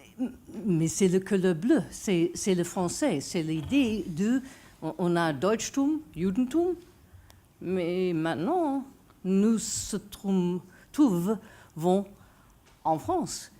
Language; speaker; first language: French; non-native, fluent; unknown